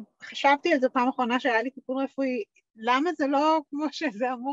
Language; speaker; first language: Hebrew; native; Hebrew